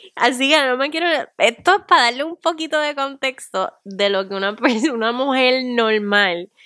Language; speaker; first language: Spanish; native; Spanish